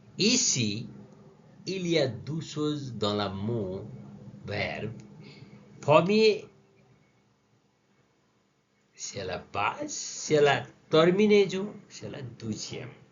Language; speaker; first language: French; non-native, learner; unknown